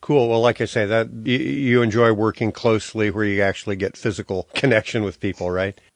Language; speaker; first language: English; native; English